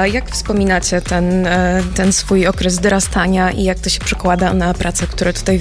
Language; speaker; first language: Polish; native; Polish